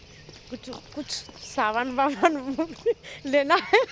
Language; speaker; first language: Hindi; non-native, local second language; Bangla